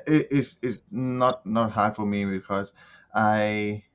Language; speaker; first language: English; non-native, learner; Thai